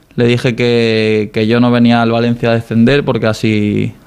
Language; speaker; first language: Spanish; native; Spanish